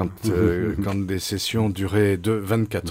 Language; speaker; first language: French; native; French